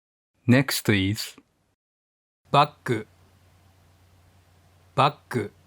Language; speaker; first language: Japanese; native; Japanese